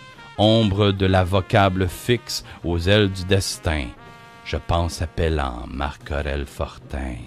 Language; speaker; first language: French; native; French